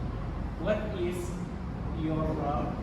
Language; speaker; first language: English; non-native, learner; Indonesian